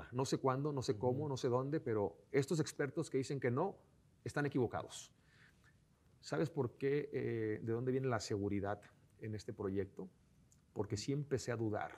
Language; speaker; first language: Spanish; native; Spanish